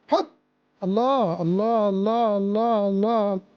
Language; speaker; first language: Arabic; native; Arabic